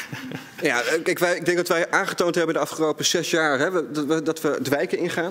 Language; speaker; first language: Dutch; native; Dutch